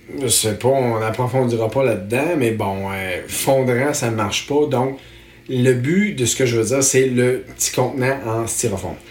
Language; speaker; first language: French; native; French